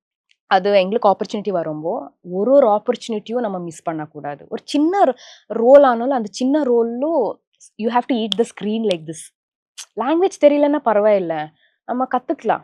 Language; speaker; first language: Tamil; non-native, local second language; Kannada